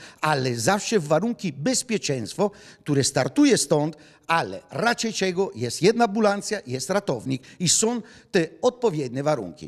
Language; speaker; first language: Polish; non-native, fluent; Italian